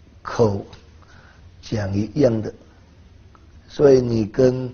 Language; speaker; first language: Chinese; non-native, learner; Hakka Chinese